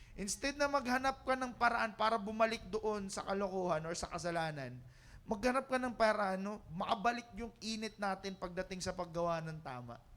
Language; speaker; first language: Filipino; native; Filipino